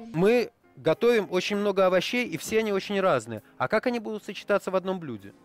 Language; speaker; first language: Russian; native; Russian